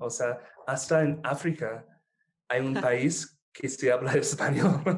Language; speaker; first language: Spanish; non-native, fluent; English